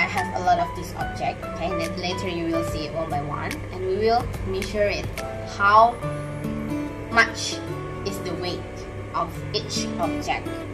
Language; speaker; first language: English; non-native, fluent; Indonesian